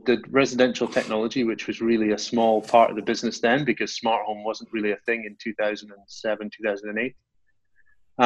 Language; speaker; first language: English; native; English